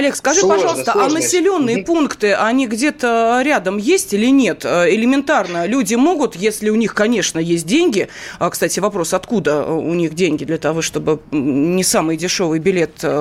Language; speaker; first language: Russian; native; Russian